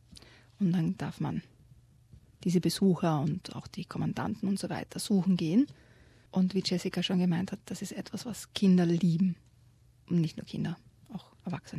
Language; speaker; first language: German; native; German